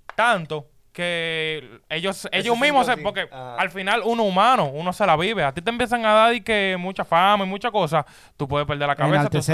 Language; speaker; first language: Spanish; native; Spanish